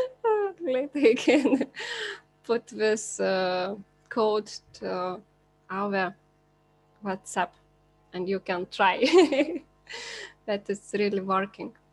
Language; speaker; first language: English; non-native, learner; Lithuanian